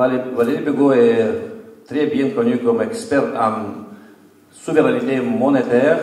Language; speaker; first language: French; non-native, fluent; Romanian